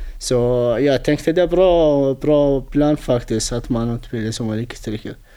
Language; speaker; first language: Swedish; non-native, learner; Arabic